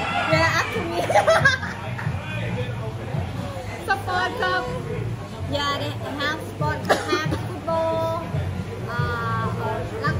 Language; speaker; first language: English; non-native, learner; Thai